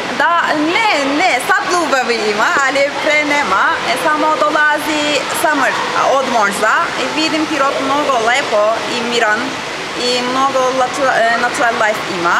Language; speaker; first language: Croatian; non-native, learner; Turkish